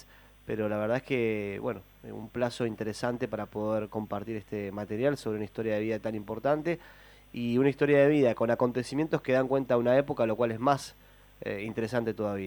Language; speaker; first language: Spanish; native; Spanish